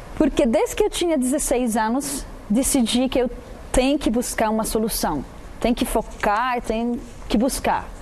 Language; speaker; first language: Portuguese; non-native, fluent; Arabic